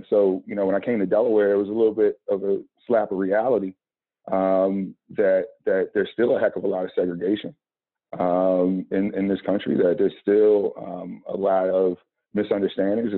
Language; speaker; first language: English; native; English